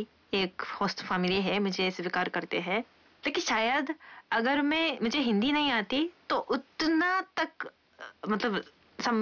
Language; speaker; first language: Hindi; non-native, fluent; Japanese